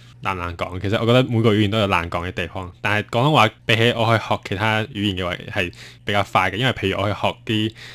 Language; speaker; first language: Cantonese; non-native, fluent; Chinese